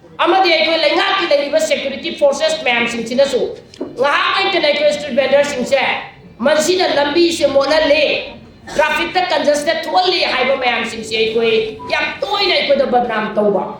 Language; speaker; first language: Manipuri; native; Manipuri